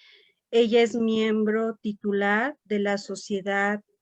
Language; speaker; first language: Spanish; native; Spanish